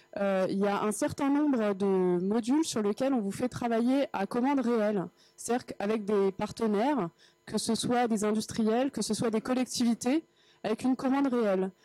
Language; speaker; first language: French; native; French